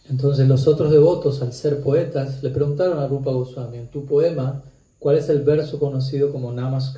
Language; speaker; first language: Spanish; native; Spanish